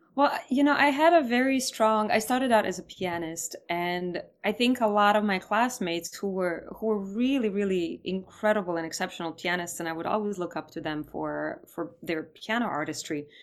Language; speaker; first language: English; non-native, fluent; Serbian